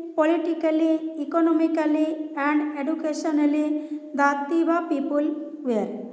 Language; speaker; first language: English; non-native, local second language; Assamese